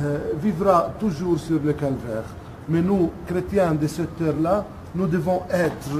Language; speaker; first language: French; non-native, local second language; Arabic